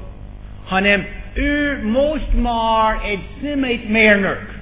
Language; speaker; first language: Hungarian; non-native, fluent; English